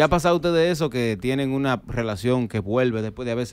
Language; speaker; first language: Spanish; native; Spanish